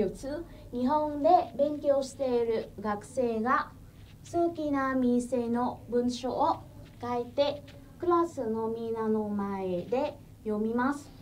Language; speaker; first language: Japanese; non-native, fluent; Vietnamese